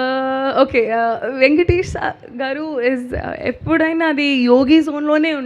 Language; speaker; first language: Telugu; non-native, learner; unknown